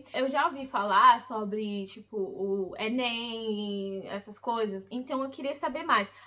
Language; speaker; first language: Portuguese; early bilingual, heritage; English